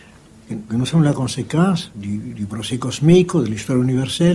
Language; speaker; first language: French; non-native, fluent; Spanish